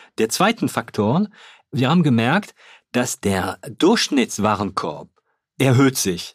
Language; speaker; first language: German; non-native, fluent; French